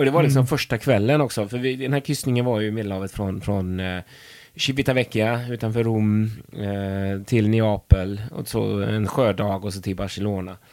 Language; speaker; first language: Swedish; native; Swedish